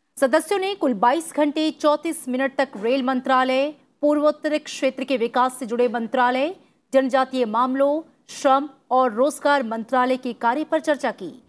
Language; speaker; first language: Hindi; native; Hindi